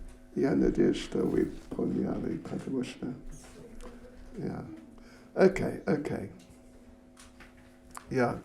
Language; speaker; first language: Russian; non-native, learner; English